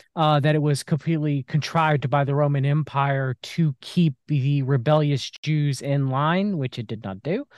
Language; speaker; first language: English; native; English